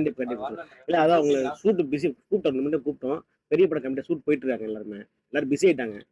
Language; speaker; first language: Tamil; native; Tamil